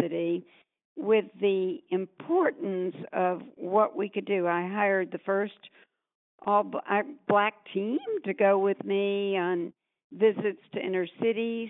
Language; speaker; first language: English; native; English